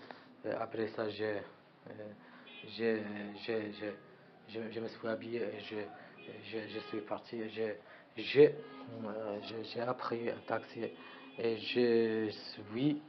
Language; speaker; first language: French; non-native, learner; Arabic